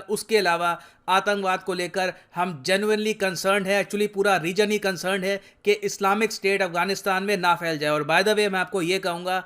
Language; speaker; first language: Hindi; native; Hindi